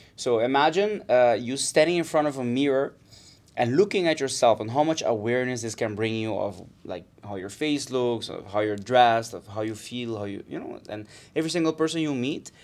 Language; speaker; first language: English; non-native, fluent; Papiamento